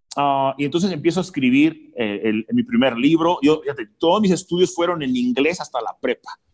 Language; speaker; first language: Spanish; early bilingual, other home language; English